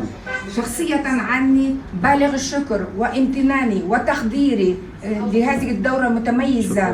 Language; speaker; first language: Arabic; non-native, fluent; Kazakh